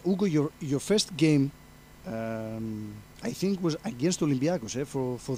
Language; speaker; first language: English; non-native, fluent; Greek